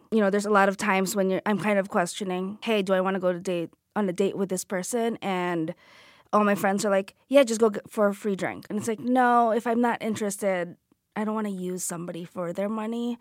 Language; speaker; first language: English; non-native, local second language; Filipino